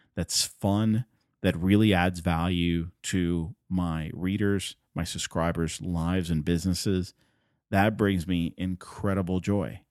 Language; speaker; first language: English; non-native, fluent; Spanish